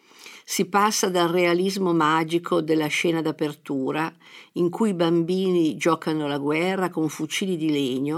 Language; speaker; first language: Italian; native; Italian